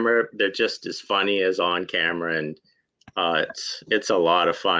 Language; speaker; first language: English; native; English